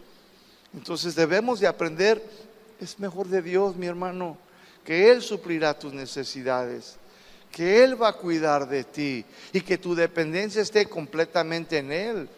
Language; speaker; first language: Spanish; native; Spanish